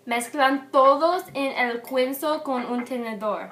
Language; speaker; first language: Spanish; non-native, learner; English